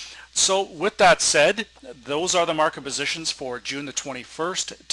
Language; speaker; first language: English; native; English